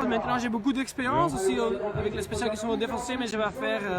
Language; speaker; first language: French; non-native, learner; Dutch